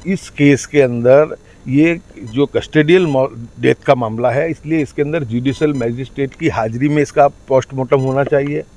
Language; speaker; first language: Hindi; non-native, local second language; Gujarati